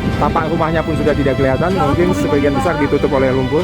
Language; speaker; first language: Indonesian; non-native, local second language; Achinese